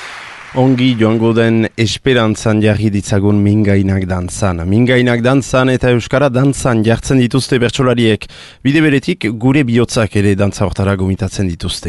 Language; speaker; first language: Basque; native; Basque